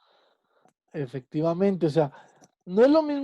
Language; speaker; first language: Spanish; native; Spanish